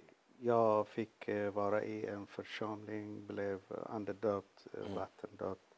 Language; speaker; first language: Swedish; non-native, fluent; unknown